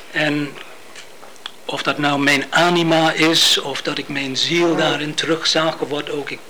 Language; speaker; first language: Dutch; non-native, fluent; English